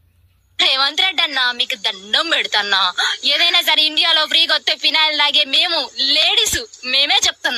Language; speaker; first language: Telugu; native; Telugu